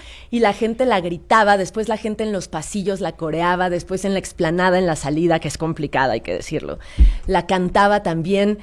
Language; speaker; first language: Spanish; native; Spanish